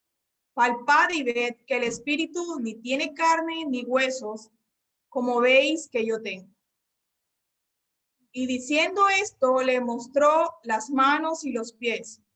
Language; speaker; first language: Spanish; native; Spanish